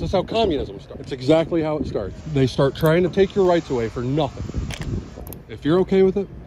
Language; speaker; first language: English; native; English